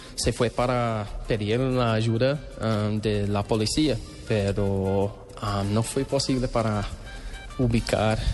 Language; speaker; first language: Spanish; non-native, learner; English